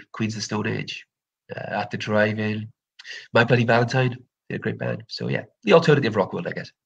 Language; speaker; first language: English; native; English